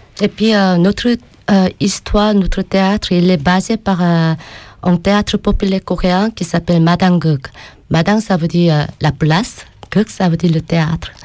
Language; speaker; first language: French; non-native, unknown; Korean